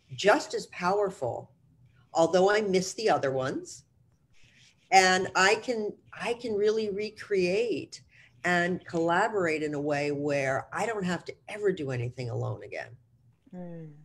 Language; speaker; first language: English; native; English